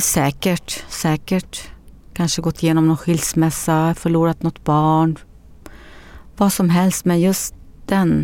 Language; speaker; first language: Swedish; early bilingual, other home language; Arabic